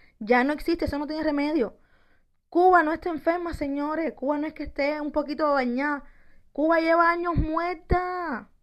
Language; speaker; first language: Spanish; native; Spanish